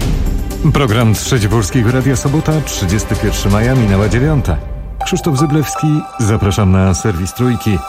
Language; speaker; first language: Polish; native; Polish